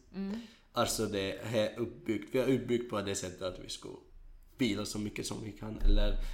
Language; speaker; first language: Swedish; non-native, learner; Kurdish